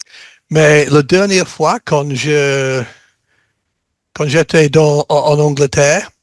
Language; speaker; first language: French; non-native, learner; English